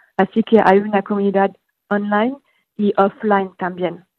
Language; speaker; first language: Spanish; non-native, fluent; French